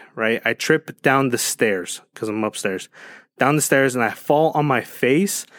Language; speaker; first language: English; early bilingual, other home language; Spanish